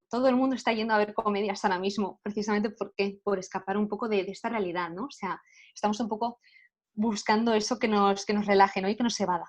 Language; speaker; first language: Spanish; native; Spanish